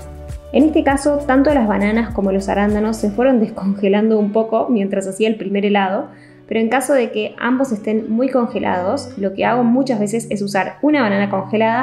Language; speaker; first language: Spanish; native; Spanish